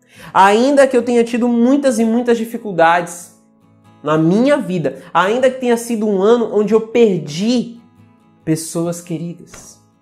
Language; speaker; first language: Portuguese; native; Portuguese